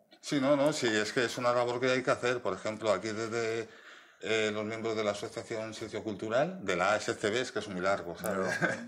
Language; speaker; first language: Spanish; native; Spanish